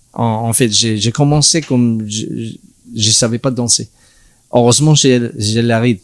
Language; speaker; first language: French; non-native, learner; English